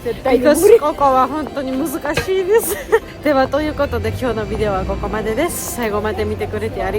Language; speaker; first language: Japanese; non-native, fluent; Georgian